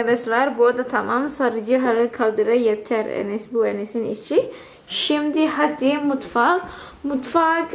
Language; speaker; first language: Turkish; non-native, learner; Indonesian